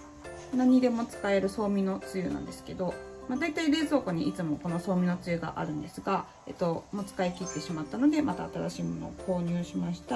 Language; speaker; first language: Japanese; native; Japanese